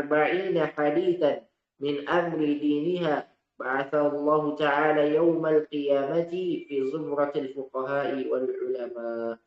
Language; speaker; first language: Arabic; non-native, fluent; Indonesian